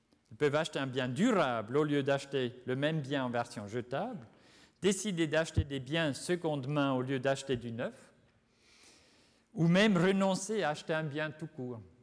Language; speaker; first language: French; non-native, fluent; Swiss German